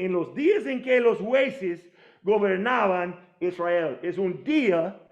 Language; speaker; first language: Spanish; non-native, learner; English